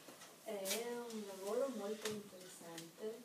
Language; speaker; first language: Italian; non-native, learner; Russian